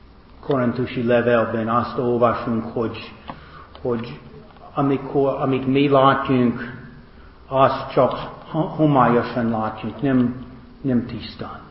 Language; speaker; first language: Hungarian; non-native, learner; English